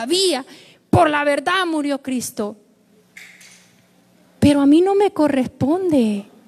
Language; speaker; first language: Spanish; native; Spanish